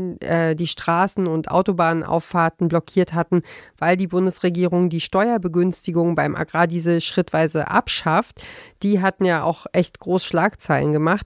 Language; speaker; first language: German; native; German